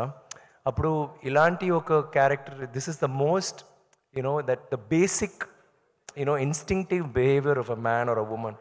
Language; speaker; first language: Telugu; non-native, learner; Tamil